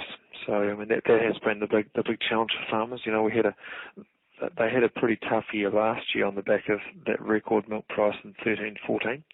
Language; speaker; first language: English; native; English